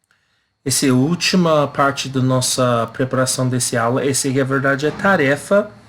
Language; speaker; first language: Portuguese; non-native, learner; English